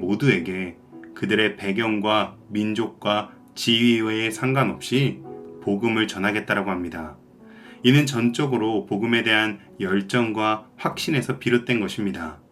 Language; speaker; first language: Korean; native; Korean